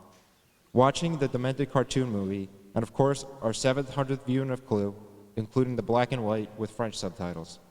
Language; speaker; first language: English; native; English